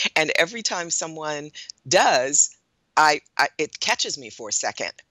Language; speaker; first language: English; native; English